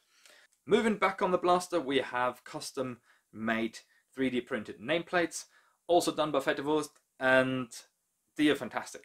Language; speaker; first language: English; non-native, fluent; German